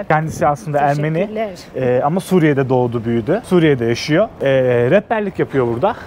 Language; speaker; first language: Turkish; native; Turkish